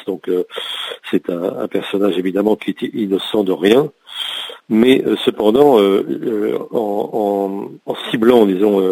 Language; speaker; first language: French; native; French